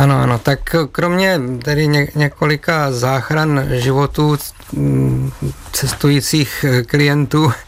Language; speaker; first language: Czech; native; Czech